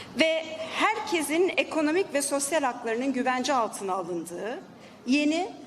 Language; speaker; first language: Turkish; native; Turkish